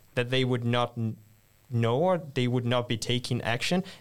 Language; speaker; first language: English; non-native, fluent; Portuguese